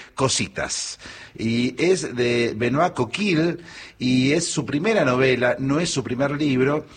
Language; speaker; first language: Spanish; native; Spanish